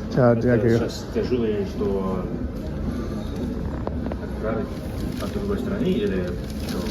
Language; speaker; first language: Russian; non-native, learner; English